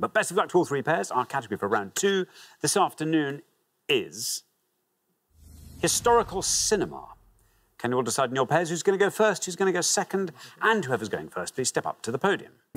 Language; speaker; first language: English; native; English